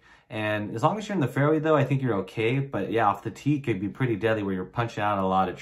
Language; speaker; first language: English; native; English